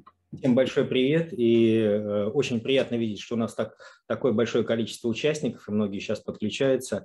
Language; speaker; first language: Russian; native; Russian